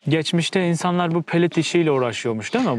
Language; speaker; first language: Turkish; native; Turkish